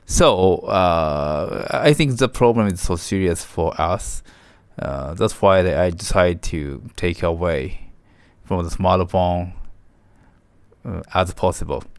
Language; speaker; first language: English; non-native, learner; Japanese